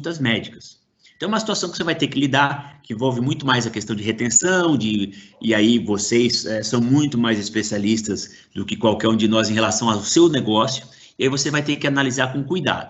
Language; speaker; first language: Portuguese; native; Portuguese